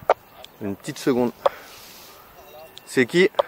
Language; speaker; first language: French; native; French